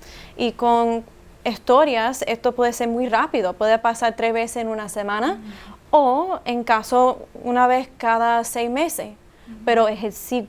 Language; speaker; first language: Spanish; early bilingual, heritage; Spanish